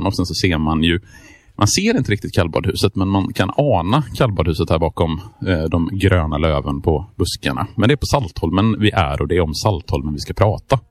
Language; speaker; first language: Swedish; native; Swedish